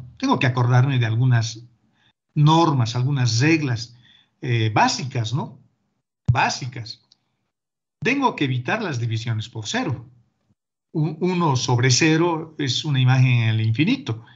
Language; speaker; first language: Spanish; native; Spanish